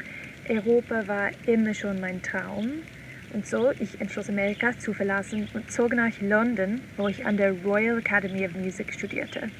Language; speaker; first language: German; non-native, learner; English